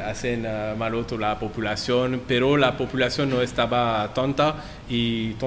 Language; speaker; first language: Spanish; non-native, learner; French